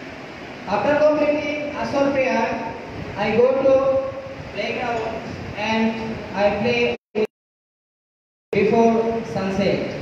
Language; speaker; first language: English; non-native, learner; Bangla